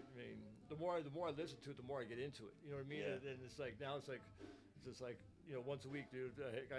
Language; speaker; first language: English; native; English